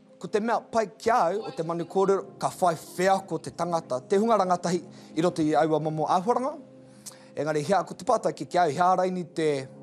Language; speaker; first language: Māori; native; Māori